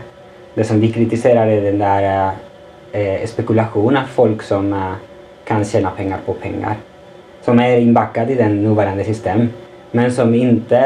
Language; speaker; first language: Swedish; non-native, fluent; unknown